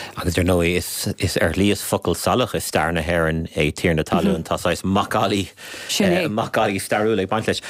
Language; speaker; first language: Irish; native; Irish